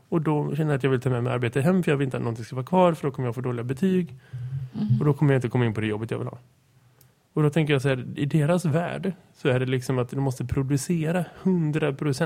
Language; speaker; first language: Swedish; native; Swedish